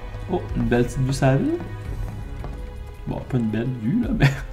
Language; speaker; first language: French; native; French